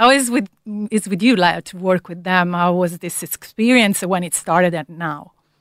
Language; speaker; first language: English; non-native, fluent; Italian